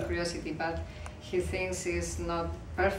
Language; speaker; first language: English; non-native, learner; Spanish